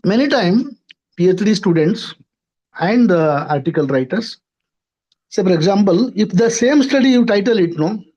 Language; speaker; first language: English; non-native, local second language; Marathi